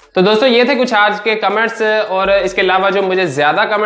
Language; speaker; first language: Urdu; non-native, local second language; Punjabi